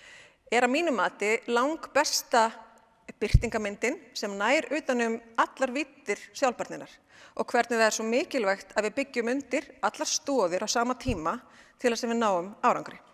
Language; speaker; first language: Icelandic; native; Icelandic